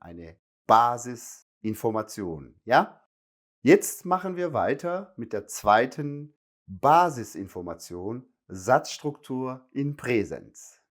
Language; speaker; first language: German; non-native, fluent; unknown